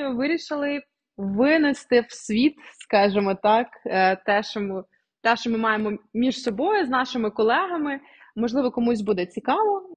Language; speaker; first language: Ukrainian; non-native, local second language; Russian